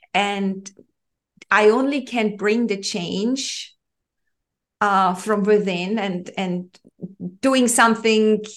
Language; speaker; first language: English; non-native, fluent; German